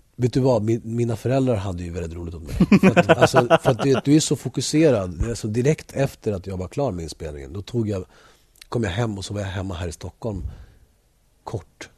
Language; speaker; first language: Swedish; early bilingual, other home language; Spanish